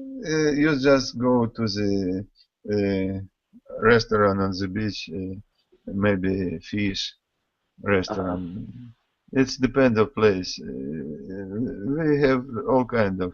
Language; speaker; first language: English; non-native, learner; Russian